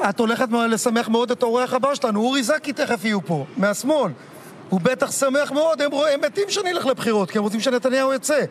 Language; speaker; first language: Hebrew; native; Hebrew